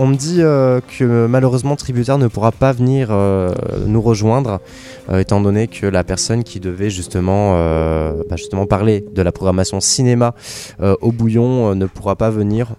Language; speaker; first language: French; native; French